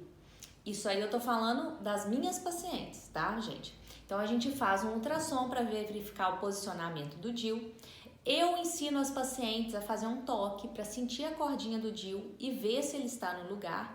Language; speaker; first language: Portuguese; native; Portuguese